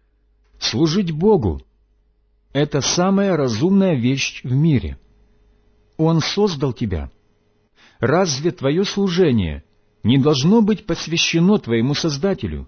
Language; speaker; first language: Russian; native; Russian